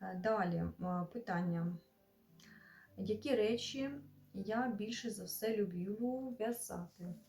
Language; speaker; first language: Ukrainian; non-native, local second language; Russian